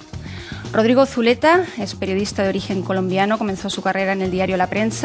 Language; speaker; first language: Spanish; native; Spanish